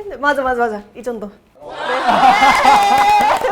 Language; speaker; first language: Korean; non-native, fluent; Japanese